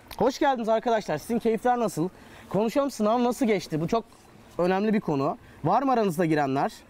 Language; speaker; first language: Turkish; native; Turkish